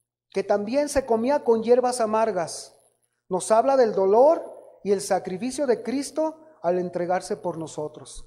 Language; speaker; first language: Spanish; native; Spanish